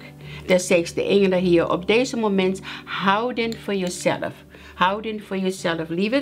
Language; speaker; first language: Dutch; non-native, learner; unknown